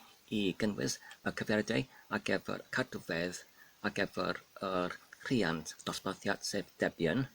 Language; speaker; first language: Welsh; non-native, learner; Polish